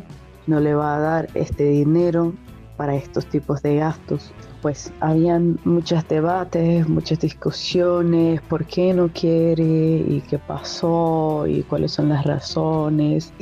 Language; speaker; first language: Spanish; non-native, fluent; German